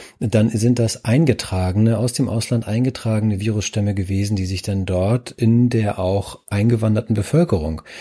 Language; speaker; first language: German; native; German